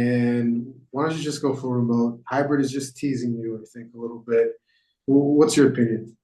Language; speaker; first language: English; non-native, fluent; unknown